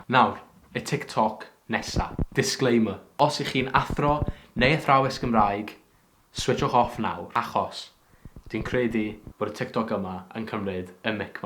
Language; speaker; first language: Welsh; native; Welsh